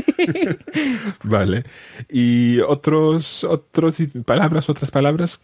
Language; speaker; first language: Spanish; non-native, fluent; English